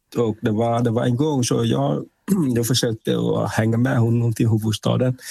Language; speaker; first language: Swedish; non-native, fluent; Vietnamese